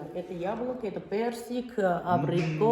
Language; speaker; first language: Russian; non-native, local second language; Armenian